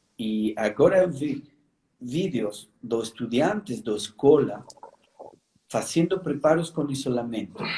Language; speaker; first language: Portuguese; non-native, fluent; Spanish